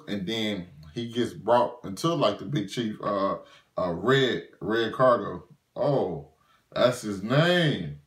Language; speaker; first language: English; native; English